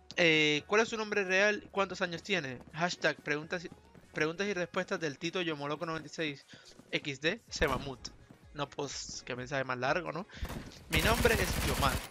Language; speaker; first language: Spanish; native; Spanish